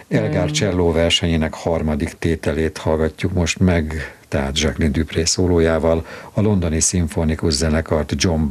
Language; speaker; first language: Hungarian; native; Hungarian